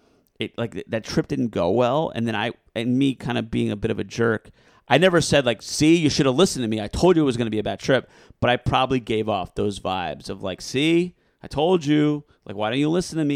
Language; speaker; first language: English; native; English